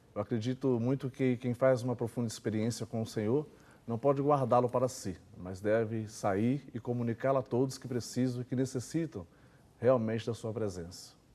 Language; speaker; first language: Portuguese; native; Portuguese